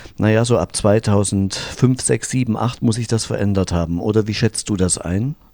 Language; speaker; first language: German; native; German